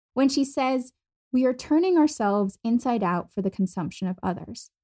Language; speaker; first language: English; non-native, fluent; German